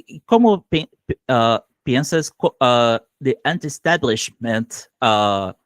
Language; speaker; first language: Spanish; non-native, learner; Portuguese